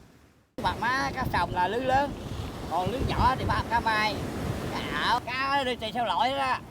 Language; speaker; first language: Vietnamese; native; Vietnamese